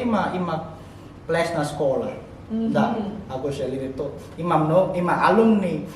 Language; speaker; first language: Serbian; non-native, learner; Indonesian